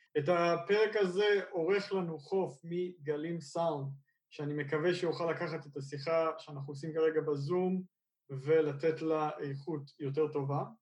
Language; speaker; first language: Hebrew; native; Hebrew